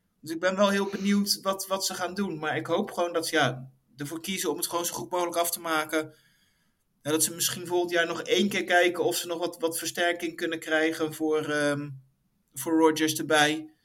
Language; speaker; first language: Dutch; native; Dutch